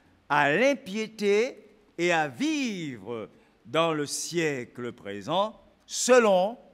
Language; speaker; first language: French; native; French